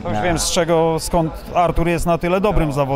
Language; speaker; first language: Polish; native; Polish